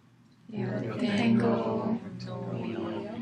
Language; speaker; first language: Spanish; non-native, learner; English